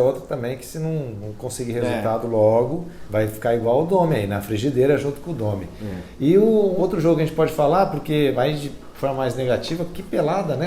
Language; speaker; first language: Portuguese; native; Portuguese